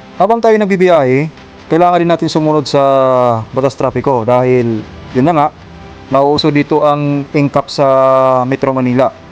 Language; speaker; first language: Filipino; non-native, local second language; Waray